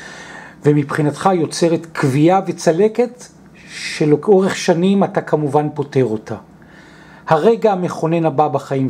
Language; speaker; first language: Hebrew; native; Hebrew